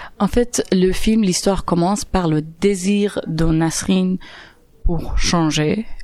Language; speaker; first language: French; non-native, fluent; Persian